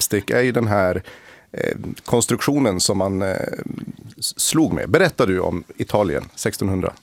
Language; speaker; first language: Swedish; native; Swedish